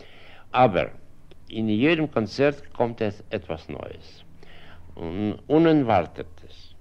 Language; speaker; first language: German; non-native, fluent; Russian